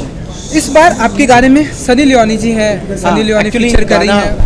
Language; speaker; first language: Hindi; native; Hindi